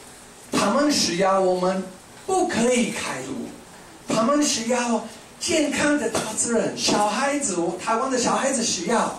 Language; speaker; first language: Chinese; non-native, fluent; English